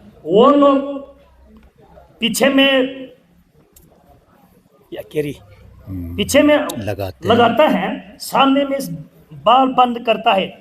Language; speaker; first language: Hindi; non-native, local second language; Thado Chin